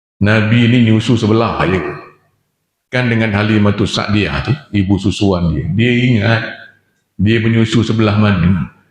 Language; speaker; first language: Malay; native; Malay